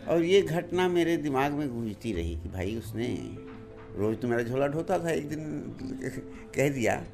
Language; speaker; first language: Hindi; native; Hindi